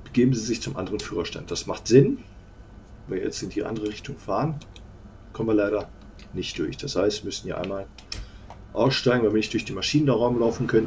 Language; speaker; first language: German; native; German